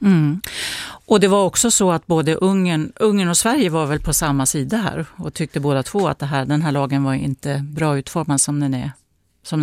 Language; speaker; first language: Swedish; native; Swedish